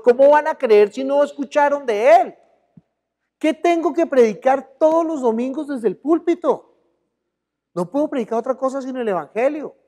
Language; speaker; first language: Spanish; native; Spanish